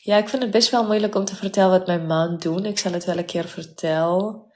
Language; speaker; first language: Dutch; non-native, fluent; Afrikaans